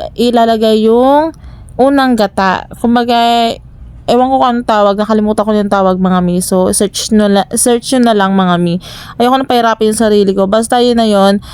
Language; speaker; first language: Filipino; non-native, local second language; Bikol